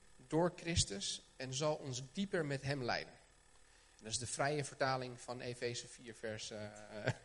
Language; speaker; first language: Dutch; native; Dutch